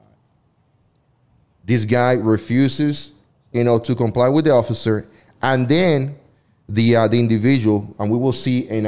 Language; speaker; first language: English; non-native, fluent; Spanish